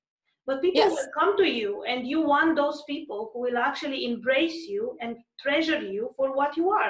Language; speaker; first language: English; non-native, fluent; Romanian